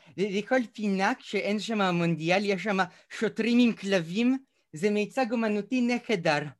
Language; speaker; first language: Hebrew; early bilingual, other home language; Russian